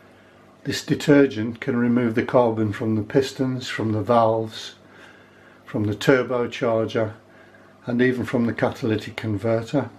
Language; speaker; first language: English; native; English